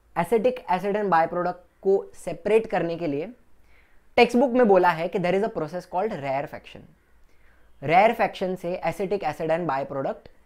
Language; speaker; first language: Hindi; non-native, local second language; Gujarati